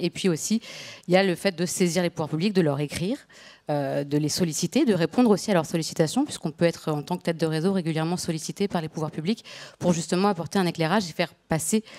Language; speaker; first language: French; native; French